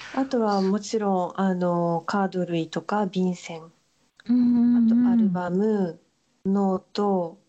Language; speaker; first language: Japanese; native; Japanese